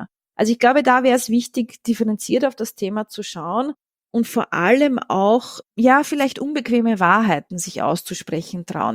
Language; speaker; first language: German; native; German